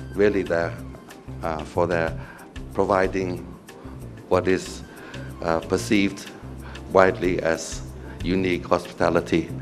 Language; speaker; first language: English; non-native, fluent; Thai